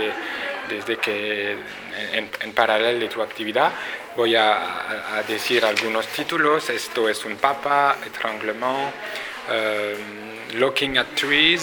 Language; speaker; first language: Spanish; non-native, fluent; French